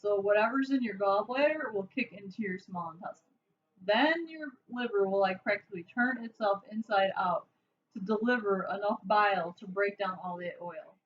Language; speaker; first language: English; native; English